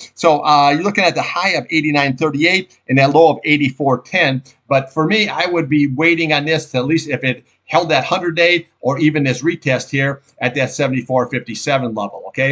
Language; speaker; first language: English; native; English